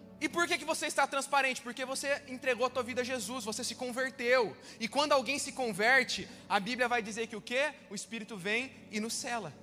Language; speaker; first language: Portuguese; native; Portuguese